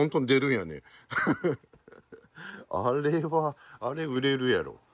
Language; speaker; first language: Japanese; native; Japanese